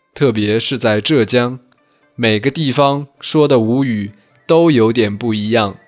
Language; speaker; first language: Chinese; non-native, local second language; Wu Chinese